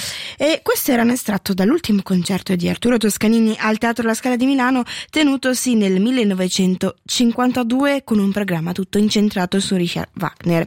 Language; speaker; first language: Italian; native; Italian